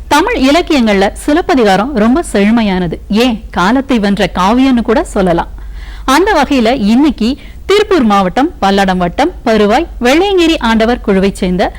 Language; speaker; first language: Tamil; native; Tamil